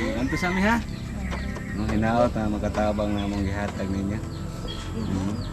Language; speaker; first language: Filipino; non-native, local second language; Cebuano